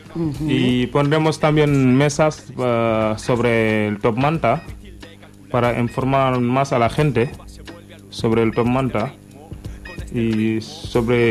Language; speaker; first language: Spanish; non-native, learner; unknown